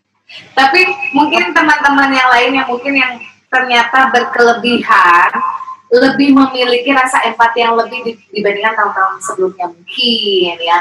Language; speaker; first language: Indonesian; native; Indonesian